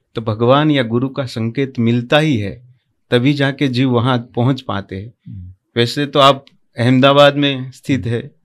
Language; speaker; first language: Hindi; non-native, local second language; Gujarati